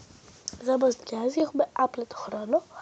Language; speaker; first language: Greek; native; Greek